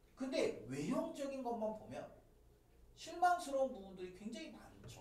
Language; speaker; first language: Korean; native; Korean